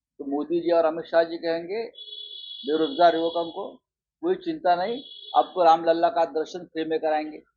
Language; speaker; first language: Hindi; non-native, local second language; Marathi